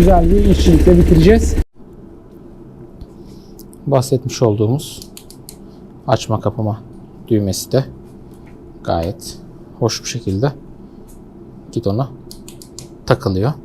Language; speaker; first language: Turkish; native; Turkish